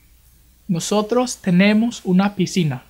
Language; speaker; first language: Spanish; non-native, fluent; English